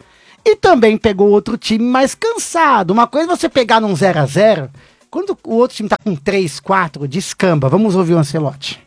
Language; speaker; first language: Portuguese; native; Portuguese